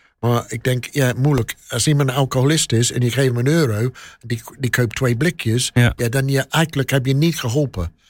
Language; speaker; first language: Dutch; non-native, learner; English